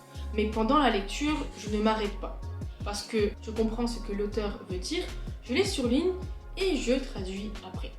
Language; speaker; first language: French; native; French